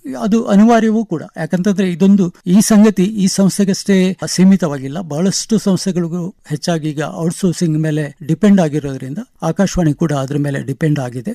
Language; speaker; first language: Kannada; non-native, local second language; Konkani